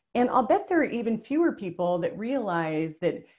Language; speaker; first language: English; native; English